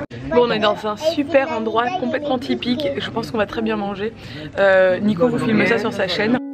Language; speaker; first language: French; native; French